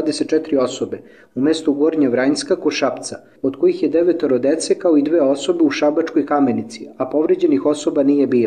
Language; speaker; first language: Serbian; native; Serbian